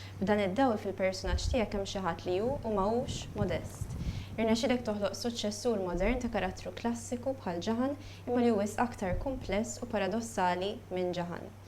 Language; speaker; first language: Maltese; native; Maltese